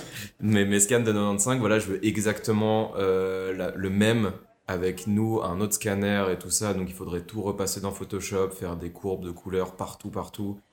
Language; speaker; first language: French; native; French